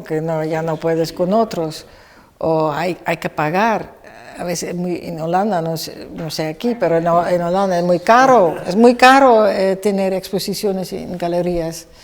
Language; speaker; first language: Spanish; non-native, fluent; Dutch